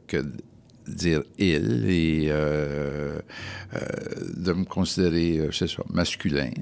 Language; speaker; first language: French; native; French